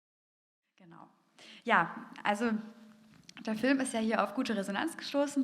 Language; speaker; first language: German; native; German